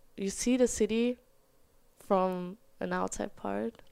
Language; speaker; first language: English; non-native, fluent; German